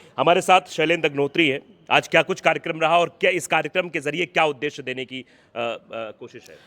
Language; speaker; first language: Hindi; native; Hindi